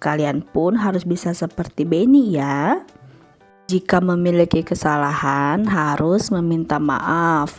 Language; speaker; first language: Indonesian; native; Indonesian